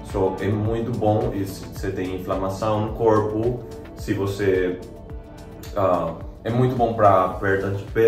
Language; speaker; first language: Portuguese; non-native, fluent; English